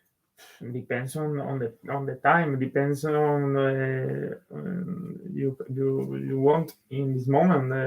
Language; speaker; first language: English; non-native, learner; Spanish